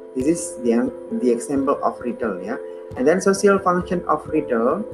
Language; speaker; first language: English; non-native, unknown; Indonesian